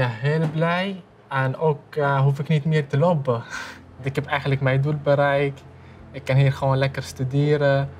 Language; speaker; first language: Dutch; early bilingual, other home language; Arabic